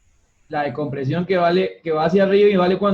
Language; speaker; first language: Spanish; native; Spanish